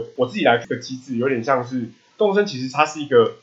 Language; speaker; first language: Chinese; non-native, local second language; Min Nan Chinese